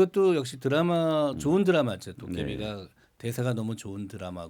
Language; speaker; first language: Korean; native; Korean